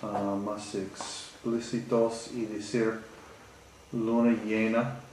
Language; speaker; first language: Spanish; non-native, learner; English